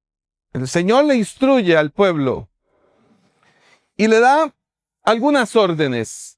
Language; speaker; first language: Spanish; native; Spanish